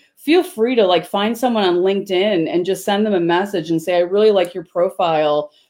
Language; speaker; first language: English; native; English